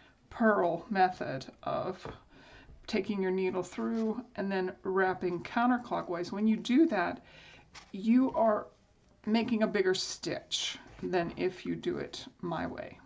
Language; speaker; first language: English; native; English